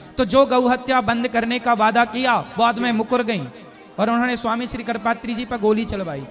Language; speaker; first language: Hindi; native; Hindi